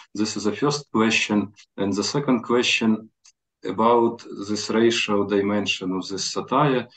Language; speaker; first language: English; non-native, fluent; Ukrainian